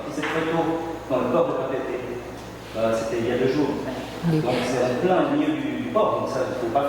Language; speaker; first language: French; native; French